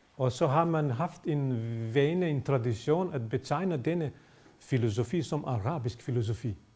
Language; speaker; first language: Danish; non-native, fluent; Bosnian